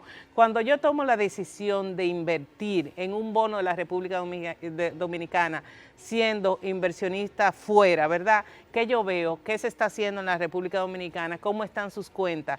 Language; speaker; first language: Spanish; native; Spanish